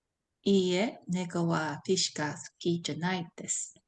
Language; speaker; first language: Japanese; non-native, learner; English